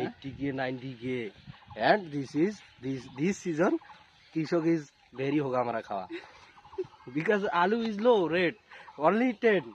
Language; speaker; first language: English; non-native, learner; Bangla